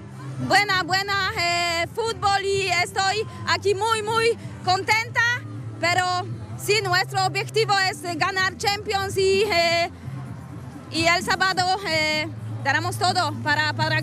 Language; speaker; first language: Spanish; non-native, learner; Polish